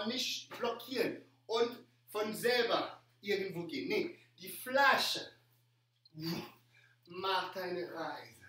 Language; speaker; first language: German; non-native, fluent; French